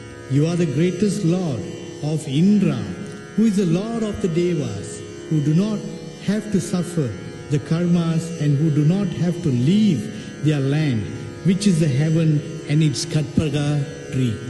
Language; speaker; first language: English; early bilingual, other home language; Tamil